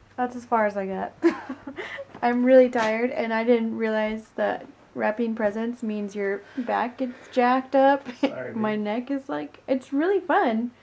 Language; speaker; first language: English; native; English